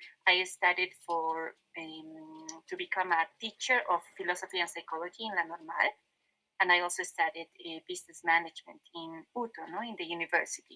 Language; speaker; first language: English; non-native, fluent; Spanish